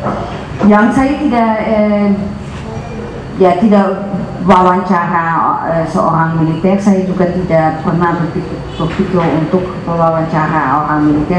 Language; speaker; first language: Indonesian; non-native, fluent; Dutch